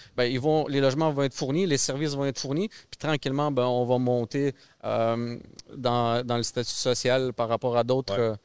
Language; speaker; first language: French; early bilingual, other home language; Russian